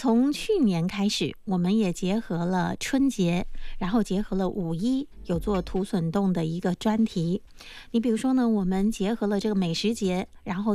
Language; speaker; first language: Chinese; native; Chinese